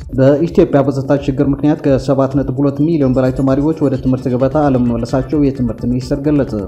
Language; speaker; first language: Amharic; native; Amharic